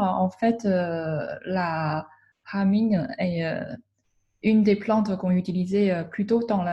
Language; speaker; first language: French; non-native, fluent; Chinese